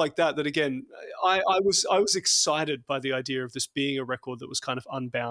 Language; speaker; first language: English; native; English